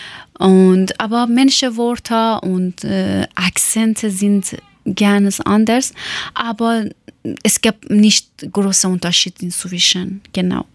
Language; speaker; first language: German; non-native, learner; Persian